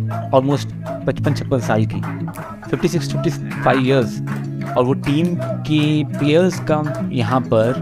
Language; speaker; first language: Hindi; native; Hindi